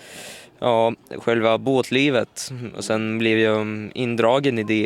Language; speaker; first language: Swedish; early bilingual, other home language; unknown